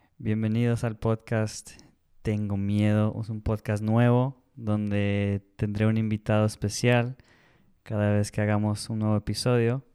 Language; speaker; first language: Spanish; early bilingual, heritage; Spanish